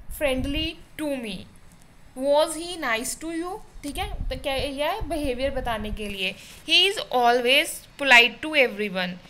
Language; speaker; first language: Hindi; non-native, local second language; Punjabi